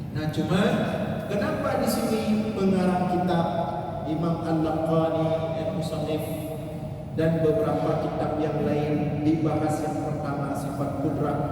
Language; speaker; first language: Malay; non-native, local second language; Achinese